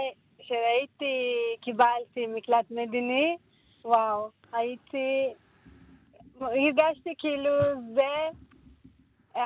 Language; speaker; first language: Hebrew; non-native, learner; Turkish